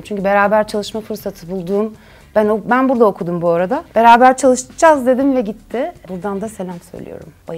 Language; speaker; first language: Turkish; native; Turkish